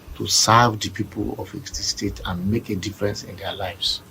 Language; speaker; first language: English; non-native, local second language; Yoruba